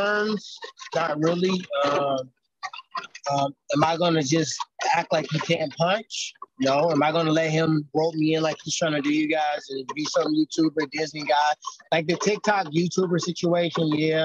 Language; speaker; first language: English; native; English